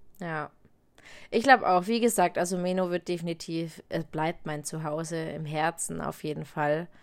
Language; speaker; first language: German; native; German